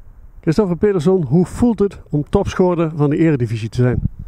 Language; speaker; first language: Dutch; native; Dutch